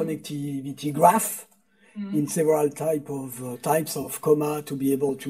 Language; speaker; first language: English; non-native, fluent; French